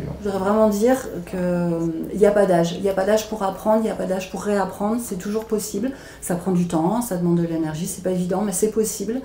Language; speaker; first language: French; native; French